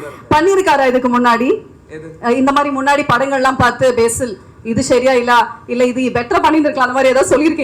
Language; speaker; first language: Tamil; native; Tamil